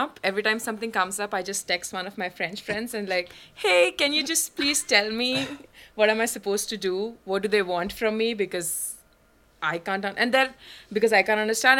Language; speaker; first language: English; non-native, local second language; Malayalam